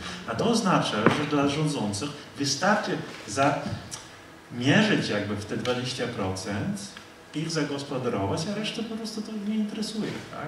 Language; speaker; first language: Polish; non-native, fluent; Dutch